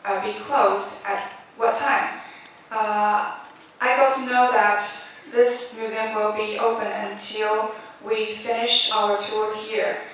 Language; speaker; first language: English; non-native, fluent; Chinese